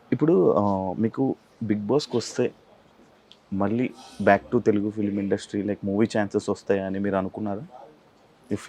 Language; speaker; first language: Telugu; native; Telugu